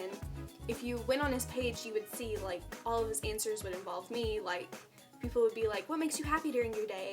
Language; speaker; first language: English; native; English